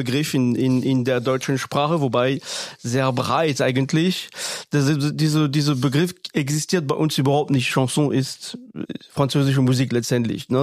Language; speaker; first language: German; non-native, fluent; French